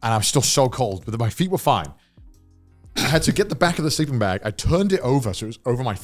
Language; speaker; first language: English; native; English